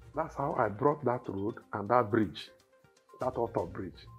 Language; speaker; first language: English; non-native, local second language; Igbo